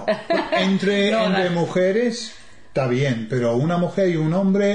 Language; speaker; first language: Spanish; non-native, fluent; English